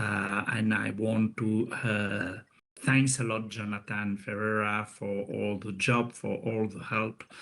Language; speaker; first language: English; non-native, fluent; French